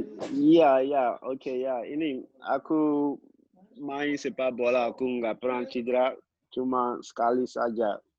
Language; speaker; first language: Indonesian; non-native, local second language; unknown